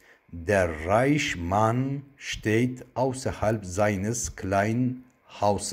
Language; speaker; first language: German; non-native, fluent; Turkish